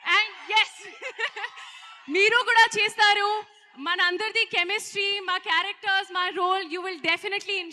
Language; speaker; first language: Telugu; non-native, learner; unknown